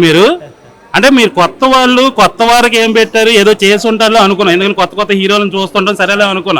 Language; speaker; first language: Telugu; native; Telugu